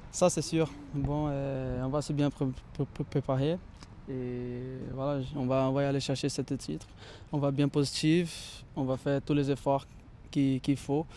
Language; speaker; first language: French; non-native, learner; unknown